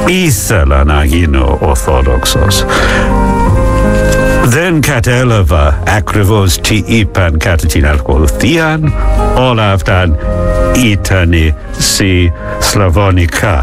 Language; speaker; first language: Greek; non-native, fluent; English